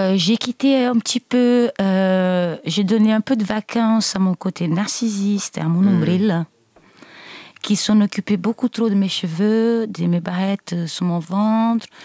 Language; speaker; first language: French; non-native, fluent; Portuguese